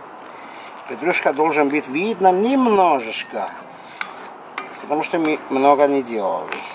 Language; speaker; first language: Russian; non-native, fluent; Armenian